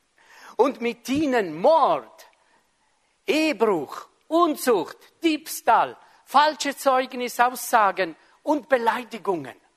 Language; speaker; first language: German; non-native, fluent; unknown